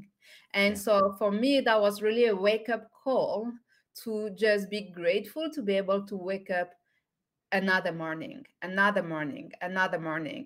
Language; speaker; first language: English; non-native, fluent; French